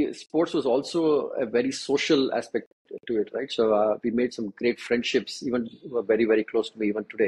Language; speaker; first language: English; non-native, local second language; Kannada